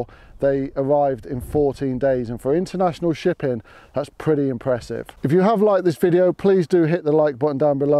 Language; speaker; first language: English; native; English